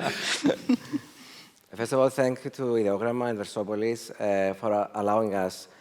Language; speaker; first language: English; non-native, fluent; Greek